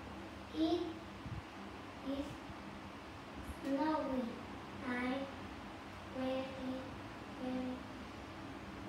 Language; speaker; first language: English; non-native, learner; Vietnamese